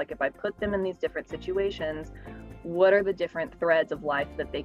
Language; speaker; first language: English; native; English